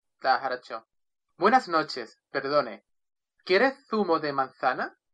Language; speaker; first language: Spanish; non-native, learner; Russian